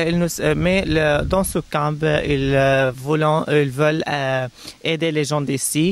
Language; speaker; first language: French; non-native, learner; Arabic